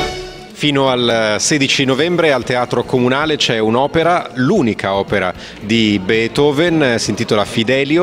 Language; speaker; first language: Italian; native; Italian